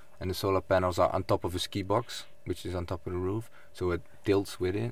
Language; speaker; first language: English; non-native, fluent; Dutch